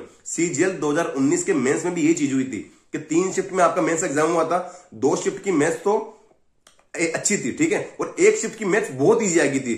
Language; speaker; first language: Hindi; native; Hindi